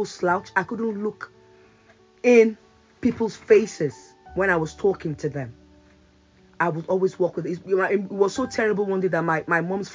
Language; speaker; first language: English; non-native, local second language; Yoruba